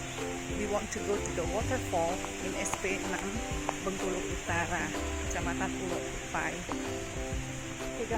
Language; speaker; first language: English; non-native, learner; Indonesian